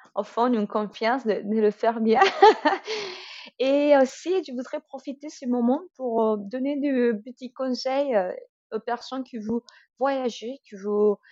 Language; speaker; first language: French; non-native, fluent; Spanish